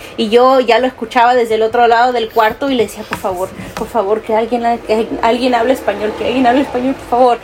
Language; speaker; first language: Spanish; native; Spanish